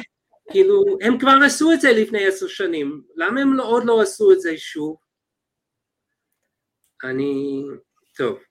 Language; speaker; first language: Hebrew; non-native, fluent; English